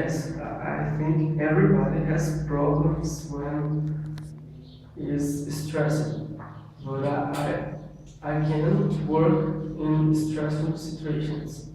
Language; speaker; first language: English; non-native, learner; Portuguese